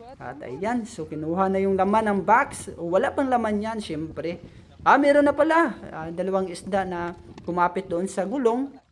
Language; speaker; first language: Filipino; non-native, local second language; Cebuano